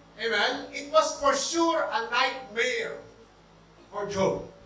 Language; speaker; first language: English; non-native, local second language; Filipino